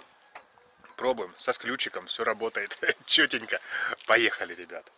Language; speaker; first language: Russian; native; Russian